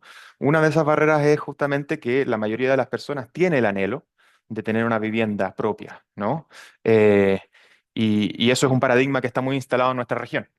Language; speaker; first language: Spanish; native; Spanish